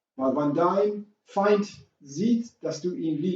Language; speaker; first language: German; non-native, fluent; English